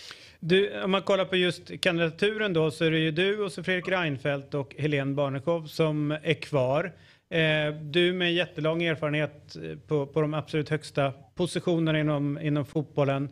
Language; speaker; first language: Swedish; native; Swedish